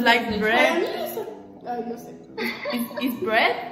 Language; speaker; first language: English; non-native, learner; Spanish